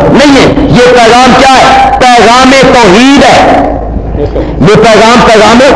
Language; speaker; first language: Urdu; non-native, local second language; Punjabi